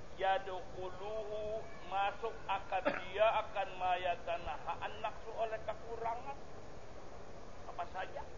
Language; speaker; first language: Indonesian; non-native, local second language; Banjar